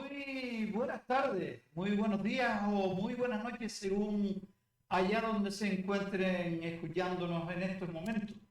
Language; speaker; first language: Spanish; native; Spanish